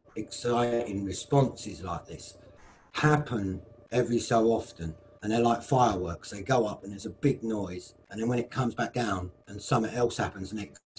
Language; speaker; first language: English; native; English